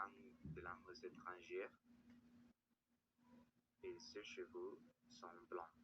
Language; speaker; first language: French; non-native, learner; Spanish